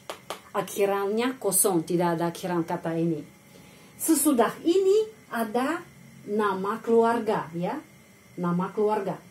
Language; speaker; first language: Indonesian; non-native, fluent; Russian